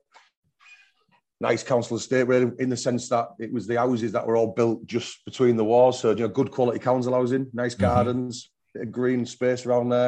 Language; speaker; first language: English; native; English